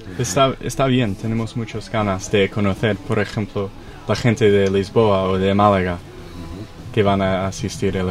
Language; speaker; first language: Spanish; non-native, fluent; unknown